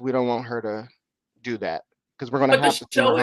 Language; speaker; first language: English; native; English